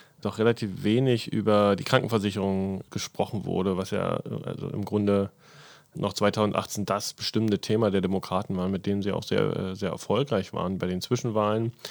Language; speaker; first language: German; native; German